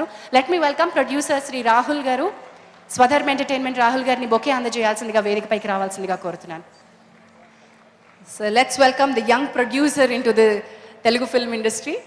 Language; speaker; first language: Telugu; native; Telugu